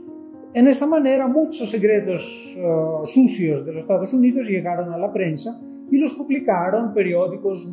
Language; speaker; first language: Spanish; non-native, fluent; Greek